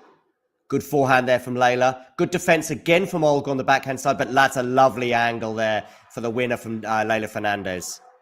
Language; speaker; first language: English; native; English